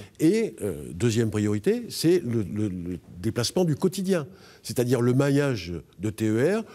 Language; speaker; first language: French; native; French